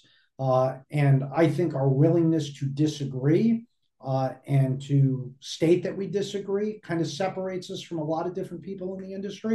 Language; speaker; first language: English; native; English